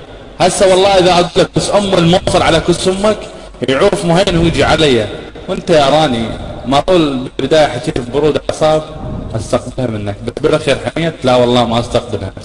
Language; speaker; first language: Arabic; native; Arabic